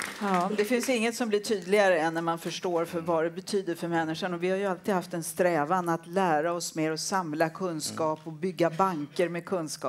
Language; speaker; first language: Swedish; native; Swedish